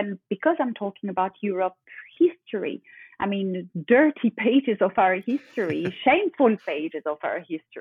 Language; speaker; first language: English; non-native, fluent; French